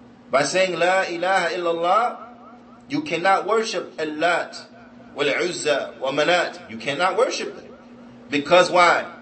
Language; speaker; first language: English; native; English